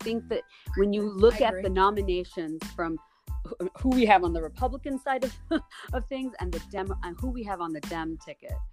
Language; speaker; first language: English; non-native, local second language; Bangla